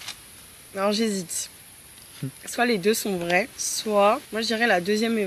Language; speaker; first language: French; native; French